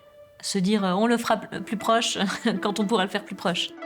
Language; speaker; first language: French; native; French